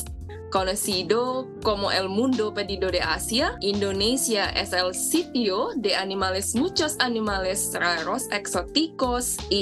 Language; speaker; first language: Spanish; non-native, learner; Indonesian